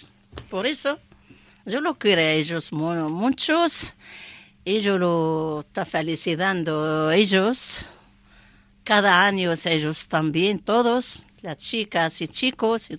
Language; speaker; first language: Spanish; non-native, learner; Arabic